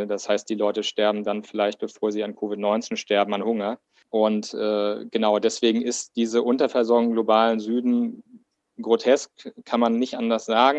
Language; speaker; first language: German; native; German